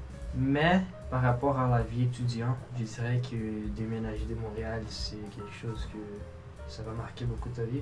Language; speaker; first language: French; non-native, fluent; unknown